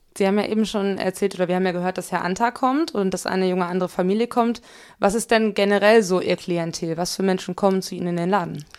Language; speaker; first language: German; native; German